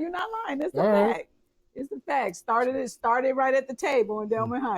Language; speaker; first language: English; native; English